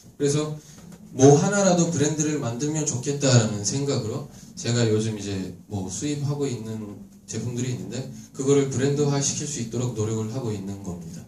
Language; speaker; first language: Korean; non-native, fluent; Turkish